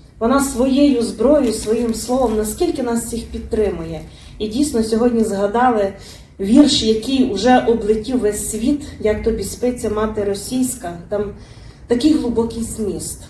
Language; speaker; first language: Ukrainian; native; Ukrainian